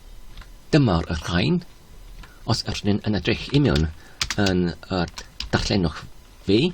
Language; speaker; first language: Welsh; non-native, learner; Polish